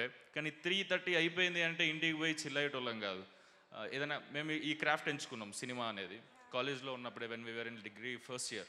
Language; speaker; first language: Telugu; native; Telugu